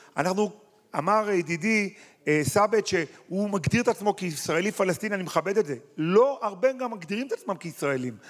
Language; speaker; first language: Hebrew; native; Hebrew